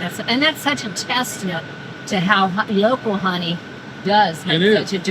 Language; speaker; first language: English; native; English